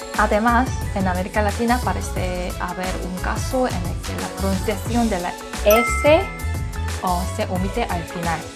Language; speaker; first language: Spanish; non-native, learner; Korean